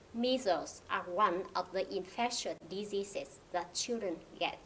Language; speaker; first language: English; non-native, fluent; Vietnamese